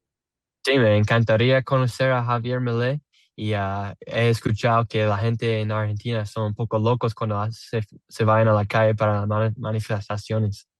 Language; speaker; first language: Spanish; non-native, learner; English